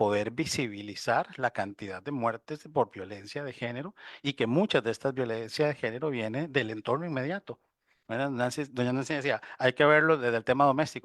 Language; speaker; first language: Spanish; native; Spanish